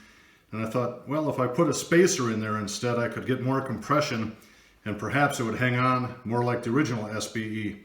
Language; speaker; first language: English; native; English